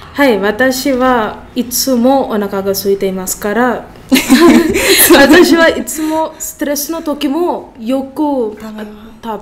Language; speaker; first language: Japanese; non-native, learner; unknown